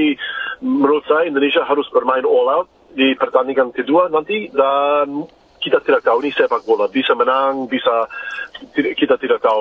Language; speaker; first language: Indonesian; non-native, fluent; English